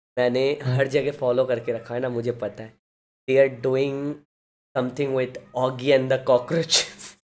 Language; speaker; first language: Hindi; native; Hindi